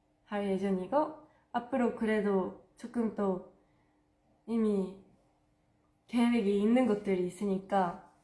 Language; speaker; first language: Korean; non-native, fluent; Japanese